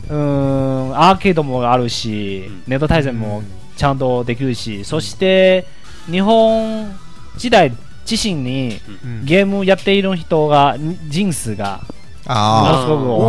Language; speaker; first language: Japanese; non-native, learner; Chinese